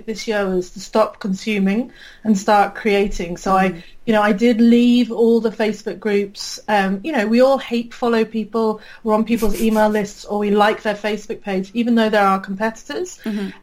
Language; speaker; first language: English; native; English